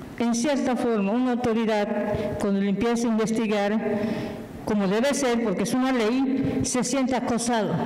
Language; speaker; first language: Spanish; non-native, local second language; Yucateco